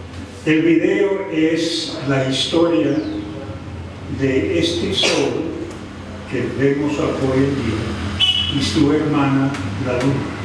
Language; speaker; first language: Spanish; non-native, fluent; English